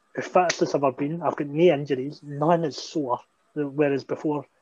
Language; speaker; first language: English; native; English